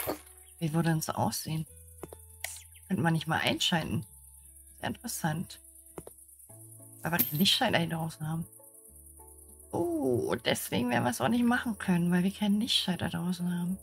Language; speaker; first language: German; native; German